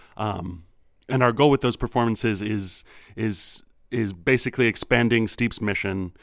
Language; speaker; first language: English; native; English